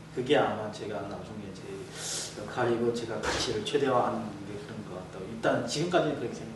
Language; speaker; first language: Korean; non-native, fluent; Chinese